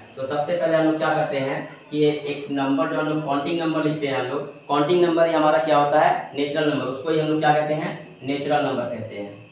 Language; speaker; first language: Hindi; native; Hindi